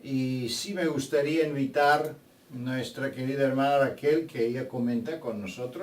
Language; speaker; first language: Spanish; non-native, fluent; Bulgarian